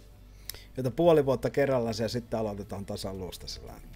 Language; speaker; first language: Finnish; native; Finnish